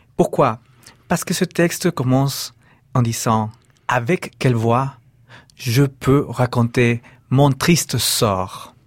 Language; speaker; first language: French; non-native, fluent; Spanish